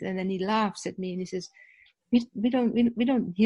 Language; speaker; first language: English; non-native, fluent; Dutch